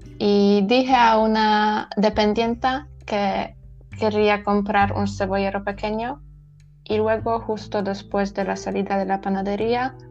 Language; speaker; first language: Spanish; non-native, learner; Polish